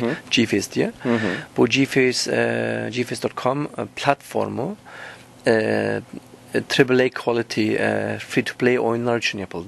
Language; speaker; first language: Turkish; early bilingual, heritage; Turkish